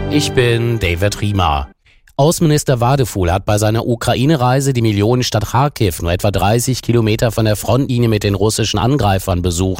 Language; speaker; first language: German; native; German